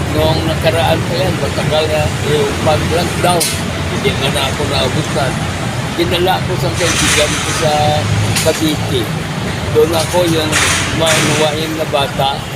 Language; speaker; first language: Filipino; non-native, local second language; Hiligaynon